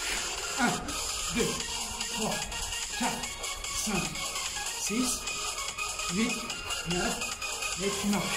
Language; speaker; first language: French; native; French